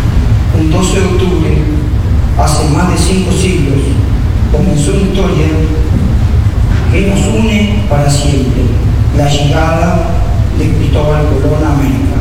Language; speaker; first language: Spanish; native; Spanish